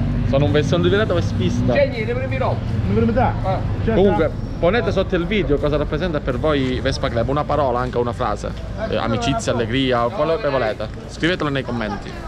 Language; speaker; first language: Italian; native; Italian